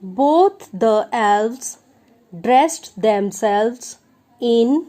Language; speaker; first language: English; non-native, local second language; Punjabi